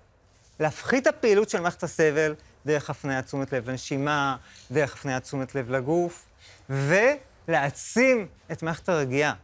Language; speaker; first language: Hebrew; native; Hebrew